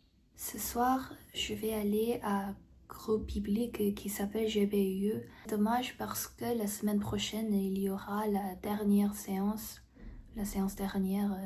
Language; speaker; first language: French; non-native, fluent; Korean